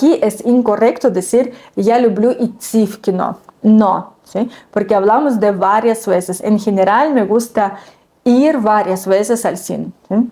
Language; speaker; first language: Spanish; non-native, fluent; Russian